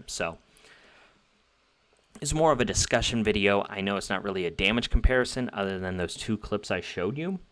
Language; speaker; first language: English; native; English